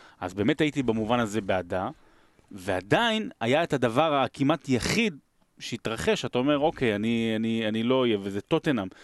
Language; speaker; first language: Hebrew; native; Hebrew